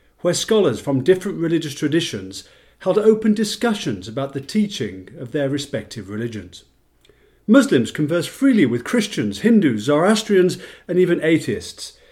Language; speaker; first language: English; native; English